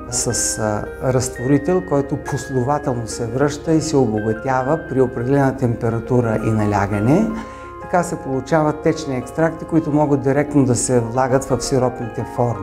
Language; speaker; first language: Bulgarian; native; Bulgarian